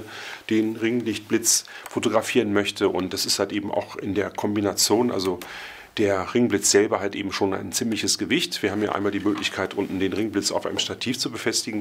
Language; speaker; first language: German; native; German